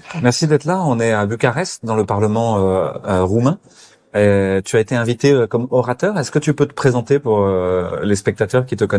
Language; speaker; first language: French; native; French